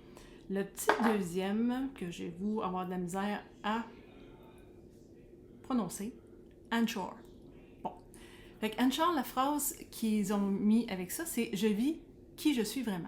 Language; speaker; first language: French; native; French